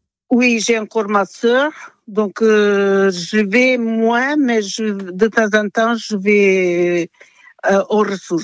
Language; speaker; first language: French; non-native, fluent; Portuguese